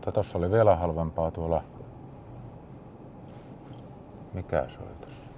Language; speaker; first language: Finnish; native; Finnish